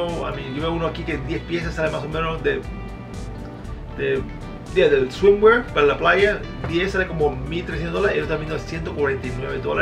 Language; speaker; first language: Spanish; early bilingual, heritage; Spanish